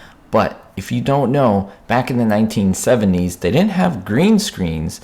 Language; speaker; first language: English; native; English